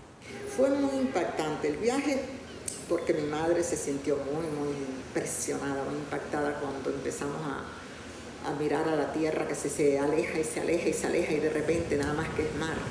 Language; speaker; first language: Spanish; native; Spanish